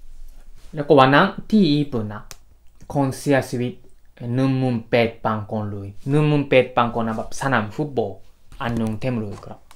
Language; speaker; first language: Thai; non-native, fluent; Japanese